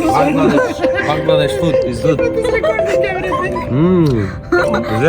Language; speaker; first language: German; non-native, learner; Macedonian